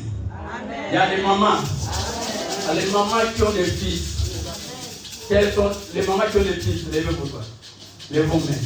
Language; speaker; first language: French; non-native, local second language; Lingala